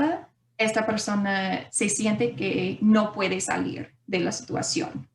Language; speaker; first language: Spanish; non-native, fluent; English